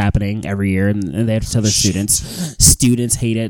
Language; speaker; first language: English; native; English